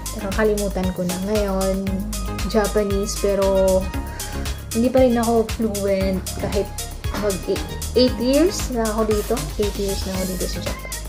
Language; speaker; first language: Filipino; native; Filipino